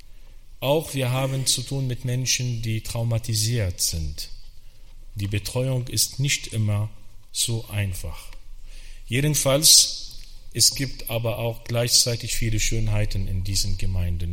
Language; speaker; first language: German; non-native, fluent; Arabic